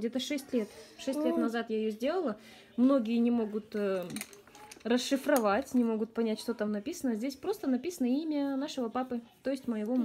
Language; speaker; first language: Russian; native; Russian